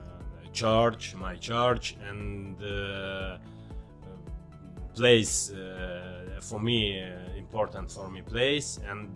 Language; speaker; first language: English; non-native, learner; Ukrainian